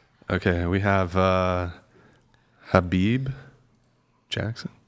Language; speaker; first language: English; native; English